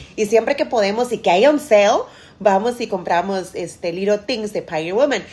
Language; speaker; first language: Spanish; early bilingual, heritage; Spanish